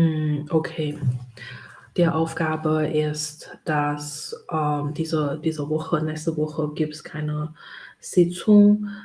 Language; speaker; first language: German; non-native, learner; Chinese